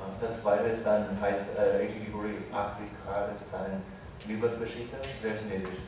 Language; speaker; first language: German; non-native, fluent; Chinese